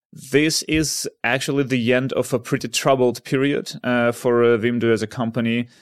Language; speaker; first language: English; non-native, fluent; Ukrainian